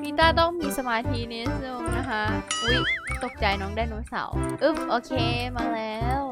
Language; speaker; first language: Thai; native; Thai